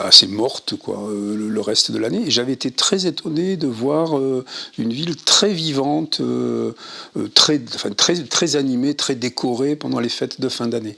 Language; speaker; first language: French; native; French